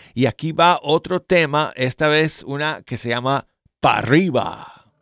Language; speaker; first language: Spanish; native; Spanish